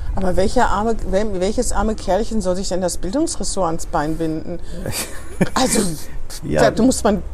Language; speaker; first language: German; native; German